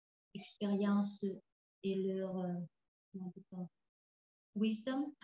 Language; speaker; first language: French; non-native, fluent; Tuvinian